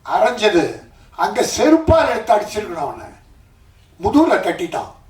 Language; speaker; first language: Tamil; native; Tamil